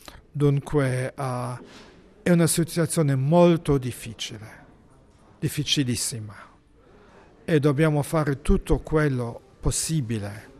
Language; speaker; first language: Italian; non-native, fluent; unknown